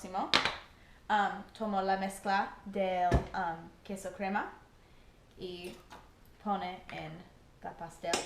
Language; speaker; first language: Spanish; non-native, learner; English